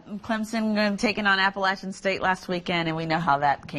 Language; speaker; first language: English; native; English